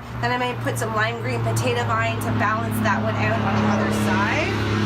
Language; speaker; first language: English; native; English